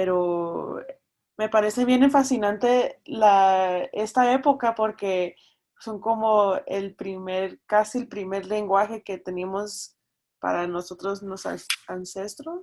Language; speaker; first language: Spanish; early bilingual, heritage; Spanish